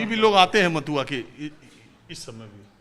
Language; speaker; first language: Hindi; native; Hindi